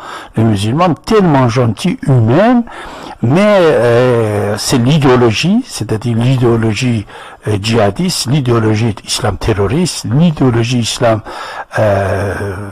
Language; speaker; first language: French; non-native, fluent; Persian